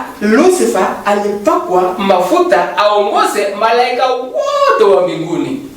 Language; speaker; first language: Swahili; non-native, local second language; Kalenjin